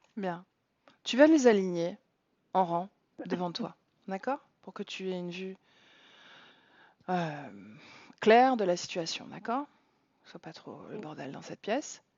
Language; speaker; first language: French; native; French